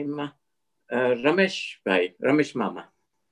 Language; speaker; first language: English; non-native, local second language; Gujarati